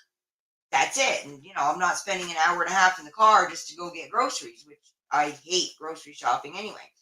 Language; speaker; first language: English; native; English